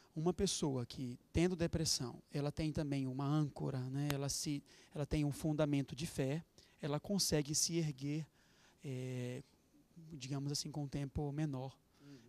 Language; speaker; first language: Portuguese; native; Portuguese